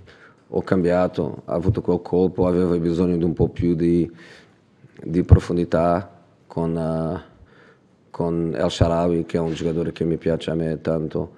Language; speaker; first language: Italian; non-native, fluent; Portuguese